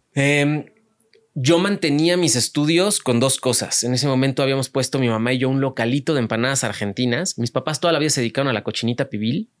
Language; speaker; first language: Spanish; native; Spanish